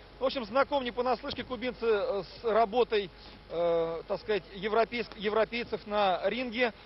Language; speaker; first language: Russian; native; Russian